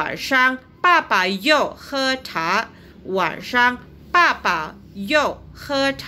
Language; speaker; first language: Chinese; non-native, fluent; Indonesian